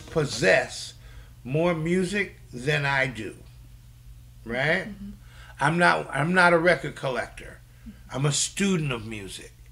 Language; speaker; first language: English; native; English